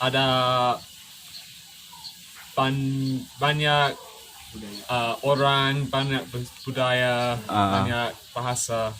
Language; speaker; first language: Indonesian; non-native, fluent; English